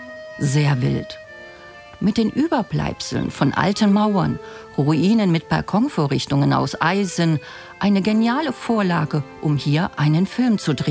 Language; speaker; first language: German; native; German